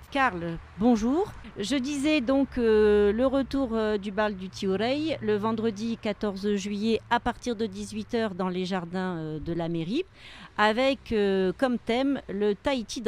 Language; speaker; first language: French; native; French